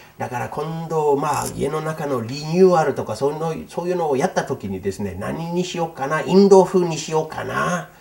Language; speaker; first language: Japanese; non-native, fluent; English